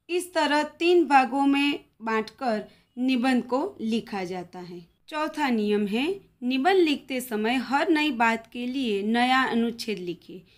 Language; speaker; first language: Hindi; non-native, local second language; Gujarati